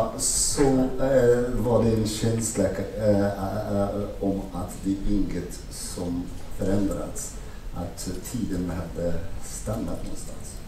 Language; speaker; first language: Swedish; non-native, fluent; Arabic